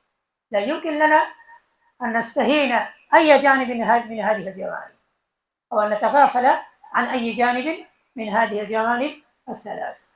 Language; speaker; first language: Arabic; non-native, fluent; Bangla